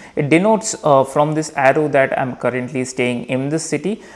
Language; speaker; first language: English; non-native, local second language; Hindi